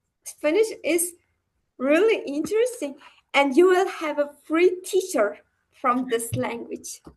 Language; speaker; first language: English; non-native, learner; Uzbek